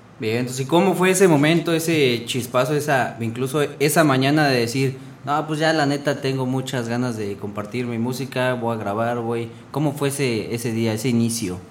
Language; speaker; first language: Spanish; native; Spanish